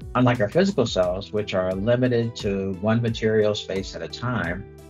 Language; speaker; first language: English; native; English